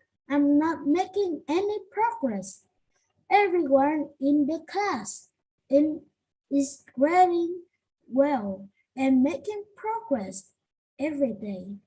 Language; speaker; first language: English; non-native, learner; Vietnamese